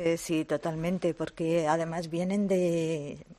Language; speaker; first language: Spanish; native; Spanish